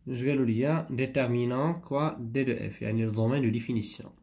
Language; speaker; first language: French; non-native, local second language; Arabic